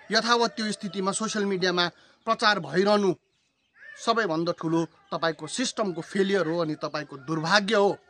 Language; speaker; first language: Nepali; native; Nepali